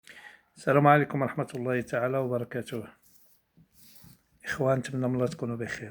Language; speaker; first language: Arabic; native; Arabic